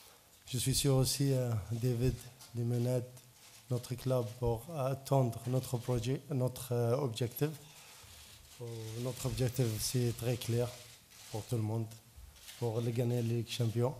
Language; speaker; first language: French; non-native, learner; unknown